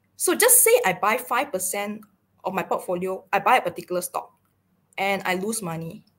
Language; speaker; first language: English; non-native, local second language; Chinese